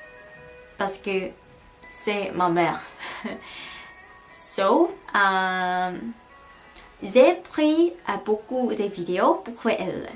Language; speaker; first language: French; non-native, learner; Korean